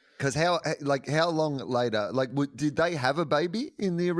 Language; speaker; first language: English; native; English